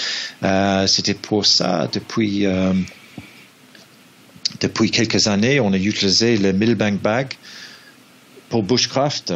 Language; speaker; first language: French; non-native, learner; English